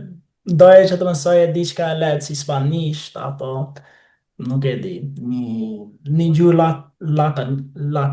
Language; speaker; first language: Albanian; non-native, fluent; English